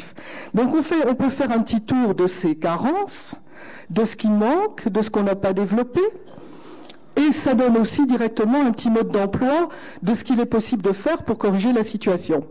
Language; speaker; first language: French; native; French